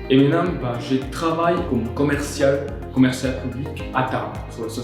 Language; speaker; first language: French; non-native, fluent; Spanish